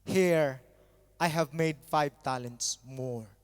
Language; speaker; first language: English; non-native, local second language; Filipino